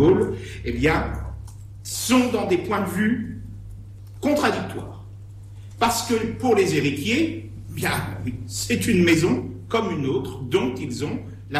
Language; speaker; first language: French; native; French